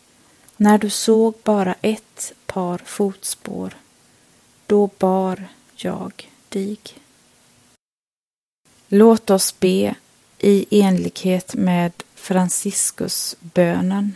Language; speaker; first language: Swedish; native; Swedish